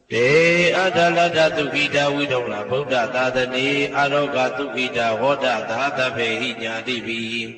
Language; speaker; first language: Burmese; native; Burmese